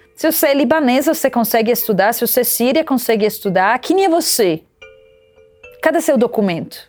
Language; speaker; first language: Portuguese; non-native, fluent; Arabic